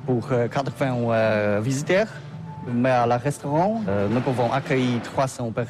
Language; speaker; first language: French; non-native, learner; Polish